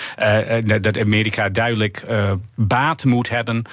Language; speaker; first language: Dutch; non-native, fluent; English